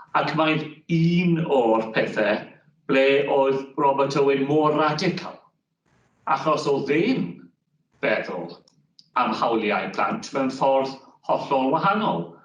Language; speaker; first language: Welsh; non-native, local second language; English